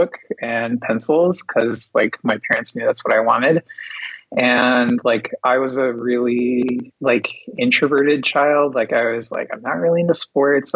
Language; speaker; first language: English; native; English